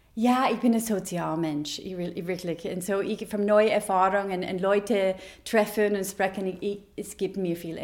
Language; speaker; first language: German; non-native, learner; English